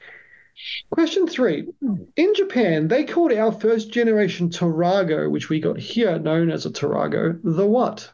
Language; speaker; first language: English; native; English